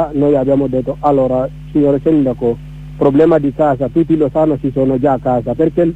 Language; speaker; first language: Italian; non-native, learner; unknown